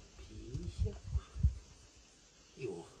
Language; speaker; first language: Chinese; native; Chinese